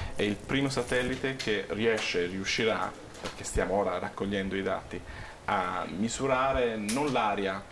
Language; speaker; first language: Italian; native; Italian